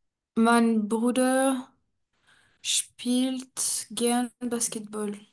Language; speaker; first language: German; non-native, learner; French